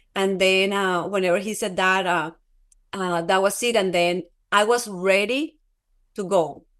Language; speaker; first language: English; non-native, fluent; Spanish